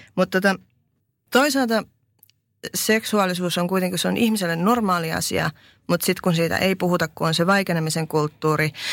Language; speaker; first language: Finnish; early bilingual, other home language; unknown